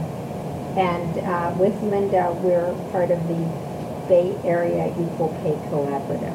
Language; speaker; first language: English; native; English